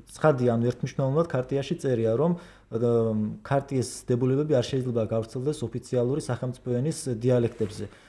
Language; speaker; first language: Georgian; non-native, local second language; Kurdish